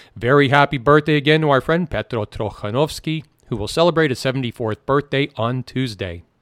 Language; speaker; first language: English; native; English